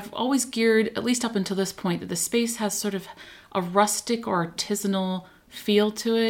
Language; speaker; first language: English; native; English